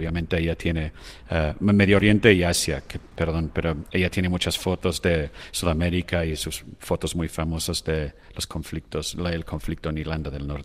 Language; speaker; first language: Spanish; non-native, fluent; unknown